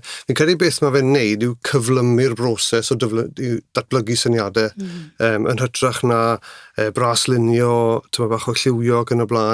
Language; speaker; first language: Welsh; native; Welsh